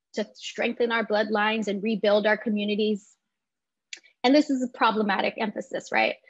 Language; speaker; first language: English; native; English